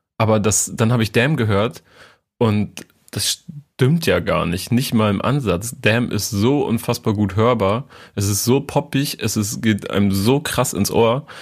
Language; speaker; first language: German; native; German